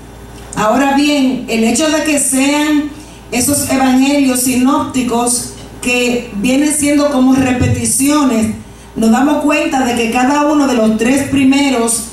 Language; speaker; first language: Spanish; native; Spanish